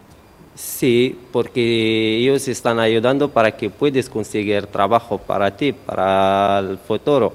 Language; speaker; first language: Spanish; non-native, learner; Arabic